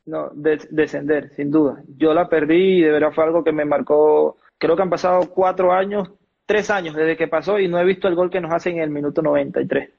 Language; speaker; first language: Spanish; native; Spanish